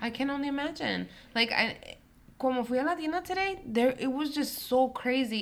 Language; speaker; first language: English; early bilingual, other home language; Spanish